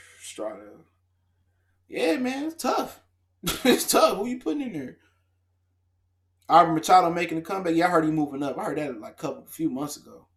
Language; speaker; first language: English; native; English